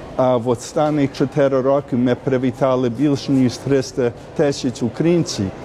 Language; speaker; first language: Ukrainian; early bilingual, heritage; Ukrainian